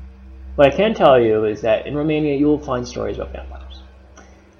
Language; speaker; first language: English; native; English